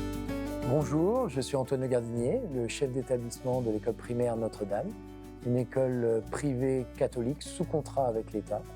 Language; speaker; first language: French; native; French